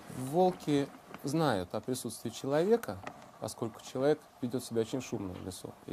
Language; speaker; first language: Russian; native; Russian